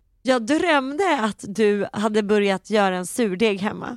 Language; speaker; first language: Swedish; native; Swedish